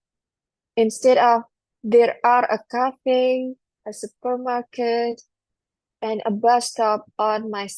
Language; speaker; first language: English; non-native, fluent; Indonesian